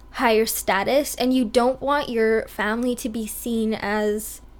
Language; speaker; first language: English; early bilingual, other home language; Hindi